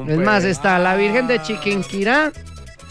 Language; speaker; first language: Spanish; native; Spanish